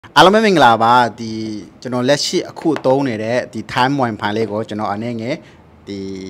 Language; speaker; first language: Burmese; native; Burmese